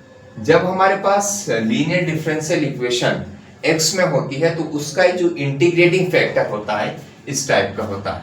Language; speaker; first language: Hindi; native; Hindi